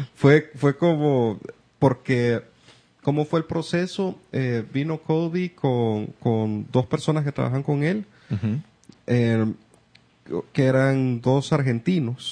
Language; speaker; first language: Spanish; native; Spanish